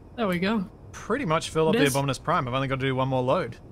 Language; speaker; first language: English; native; English